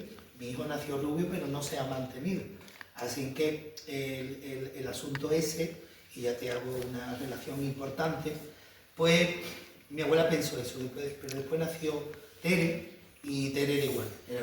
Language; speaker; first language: Spanish; native; Spanish